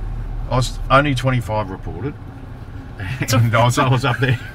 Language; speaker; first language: English; native; English